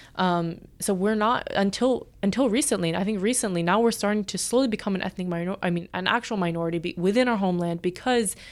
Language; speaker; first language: English; early bilingual, other home language; Chinese